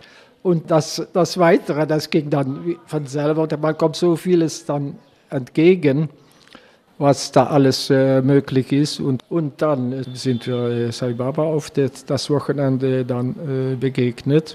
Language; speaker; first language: German; non-native, learner; Dutch